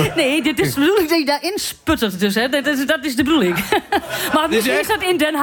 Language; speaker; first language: Dutch; native; Dutch